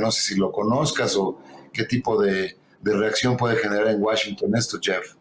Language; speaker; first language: Spanish; native; Spanish